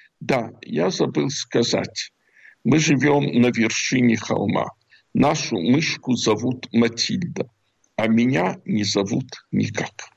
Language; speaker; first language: Russian; native; Russian